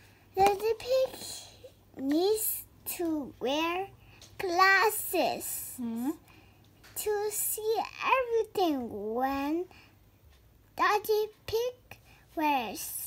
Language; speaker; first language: English; non-native, learner; Vietnamese